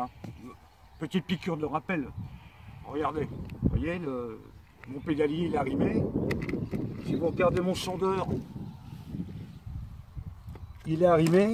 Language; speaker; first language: French; native; French